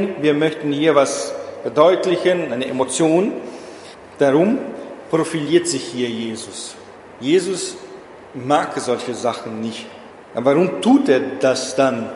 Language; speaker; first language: German; non-native, fluent; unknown